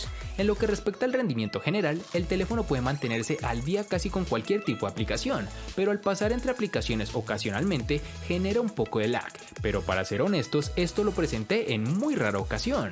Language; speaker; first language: Spanish; native; Spanish